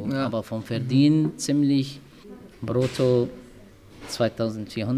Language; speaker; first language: German; non-native, learner; Arabic